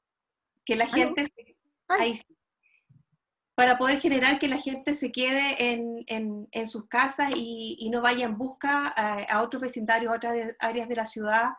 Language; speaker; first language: Spanish; native; Spanish